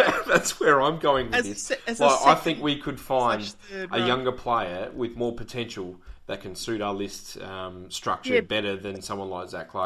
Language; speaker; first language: English; native; English